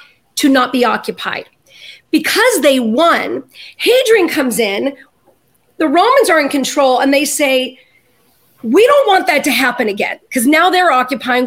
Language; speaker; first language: English; native; English